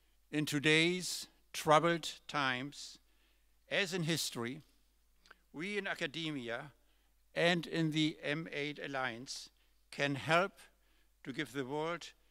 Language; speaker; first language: English; non-native, fluent; German